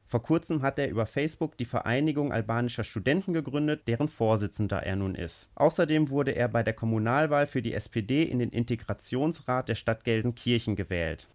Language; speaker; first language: German; native; German